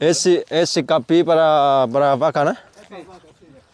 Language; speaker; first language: Portuguese; non-native, learner; Vietnamese